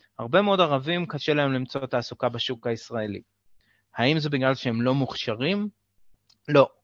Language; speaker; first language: Hebrew; native; Hebrew